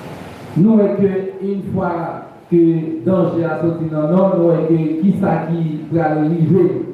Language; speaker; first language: French; non-native, local second language; Haitian Creole